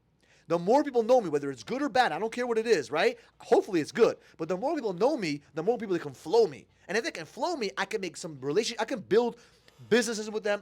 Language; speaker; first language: English; native; English